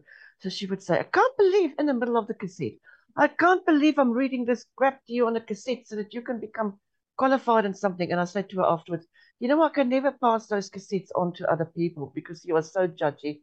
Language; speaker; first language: English; non-native, local second language; Afrikaans